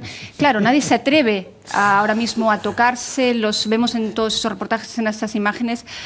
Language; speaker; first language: Spanish; native; Spanish